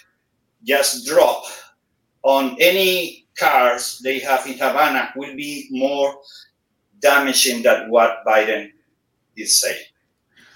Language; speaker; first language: English; non-native, fluent; Spanish